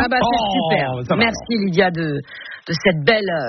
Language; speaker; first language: French; native; French